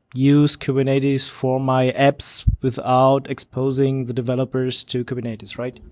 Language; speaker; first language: English; non-native, fluent; German